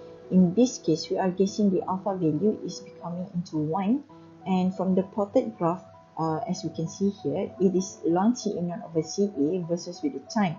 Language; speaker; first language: English; non-native, local second language; Malay